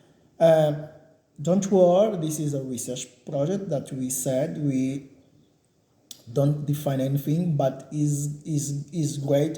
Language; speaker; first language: English; non-native, learner; Portuguese